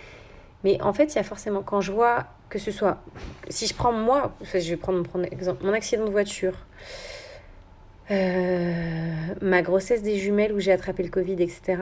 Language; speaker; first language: French; native; French